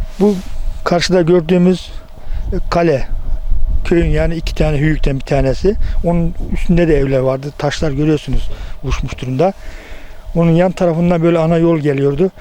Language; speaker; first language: Turkish; native; Turkish